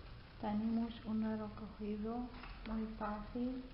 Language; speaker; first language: Spanish; non-native, fluent; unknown